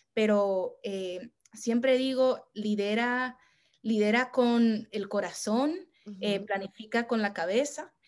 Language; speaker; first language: Spanish; early bilingual, heritage; Spanish